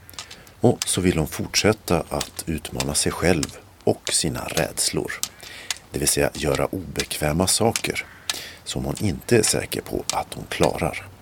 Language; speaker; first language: Swedish; native; Swedish